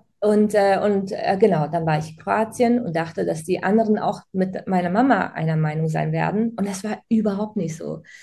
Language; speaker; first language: German; early bilingual, other home language; Croatian